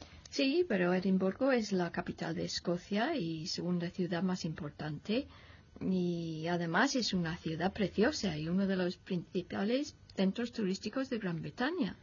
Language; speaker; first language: Spanish; native; Spanish